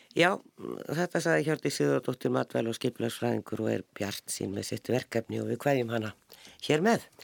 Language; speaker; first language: Icelandic; native; Icelandic